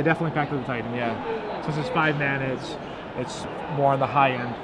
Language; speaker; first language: English; native; English